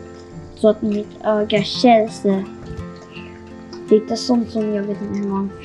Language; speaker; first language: Swedish; non-native, fluent; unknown